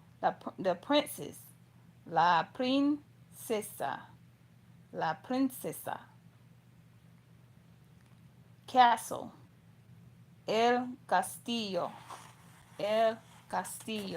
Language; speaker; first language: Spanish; non-native, learner; English